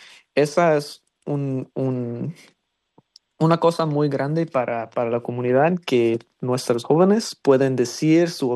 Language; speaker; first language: Spanish; non-native, learner; English